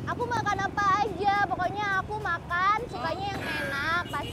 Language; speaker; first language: Indonesian; native; Indonesian